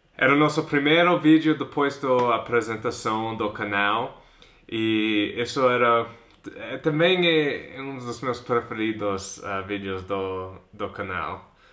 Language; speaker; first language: Portuguese; non-native, fluent; English